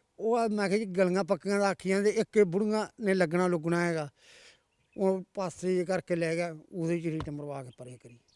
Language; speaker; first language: Punjabi; native; Punjabi